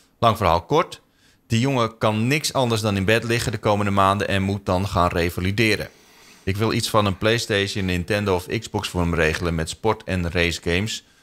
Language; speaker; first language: Dutch; native; Dutch